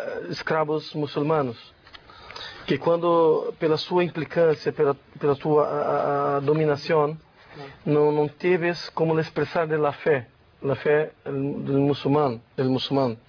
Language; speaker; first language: Spanish; non-native, learner; Portuguese